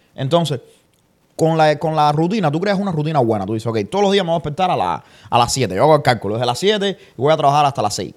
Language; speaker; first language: Spanish; native; Spanish